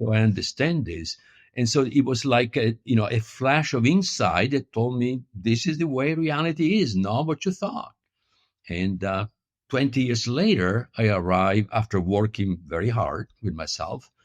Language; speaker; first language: English; non-native, fluent; Italian